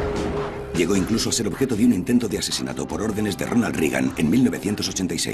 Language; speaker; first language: Spanish; native; Spanish